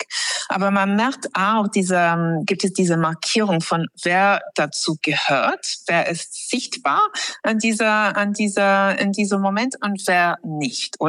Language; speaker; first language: German; non-native, fluent; English